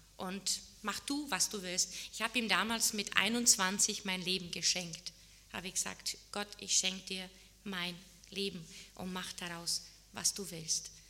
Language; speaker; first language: German; non-native, fluent; Czech